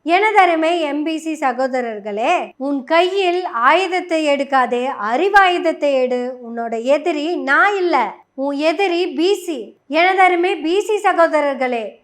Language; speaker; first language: Tamil; non-native, local second language; Malayalam